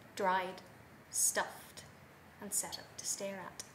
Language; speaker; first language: English; native; English